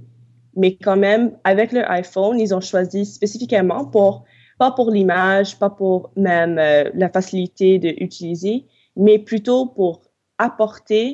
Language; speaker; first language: French; non-native, local second language; English